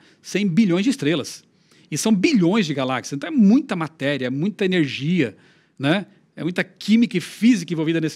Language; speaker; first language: Portuguese; native; Portuguese